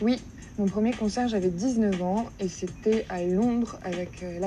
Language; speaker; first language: French; native; French